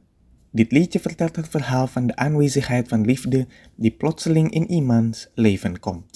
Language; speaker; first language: Dutch; non-native, fluent; Indonesian